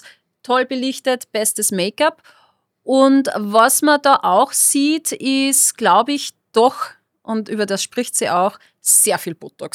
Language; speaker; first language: German; native; German